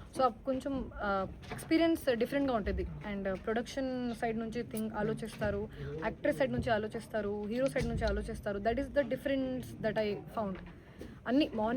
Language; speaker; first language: Telugu; non-native, fluent; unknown